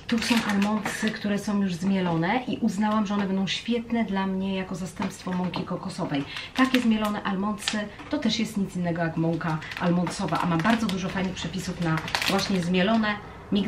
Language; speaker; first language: Polish; native; Polish